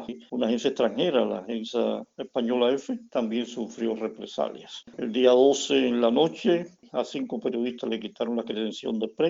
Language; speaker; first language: Spanish; native; Spanish